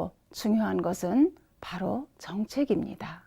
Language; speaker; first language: Korean; native; Korean